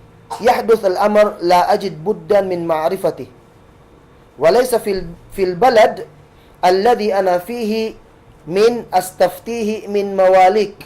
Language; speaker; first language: Arabic; non-native, fluent; Cebuano